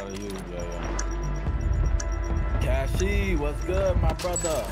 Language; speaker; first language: English; native; English